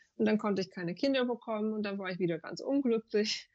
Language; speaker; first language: German; non-native, fluent; English